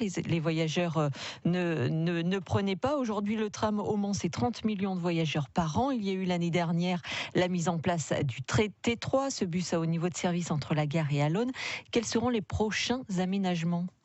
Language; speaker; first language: French; native; French